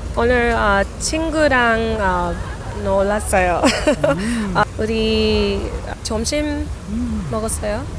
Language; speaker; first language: Korean; non-native, learner; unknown